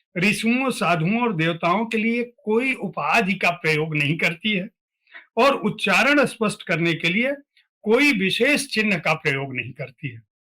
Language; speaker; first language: Hindi; native; Hindi